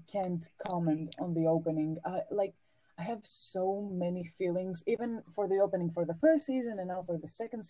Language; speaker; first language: English; non-native, fluent; Greek